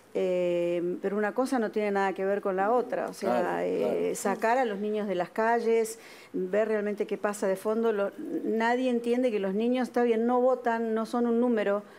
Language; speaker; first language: Spanish; native; Spanish